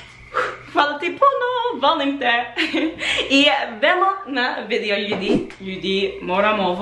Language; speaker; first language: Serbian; non-native, learner; English